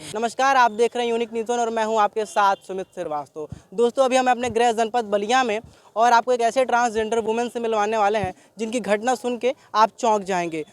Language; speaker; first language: Hindi; native; Hindi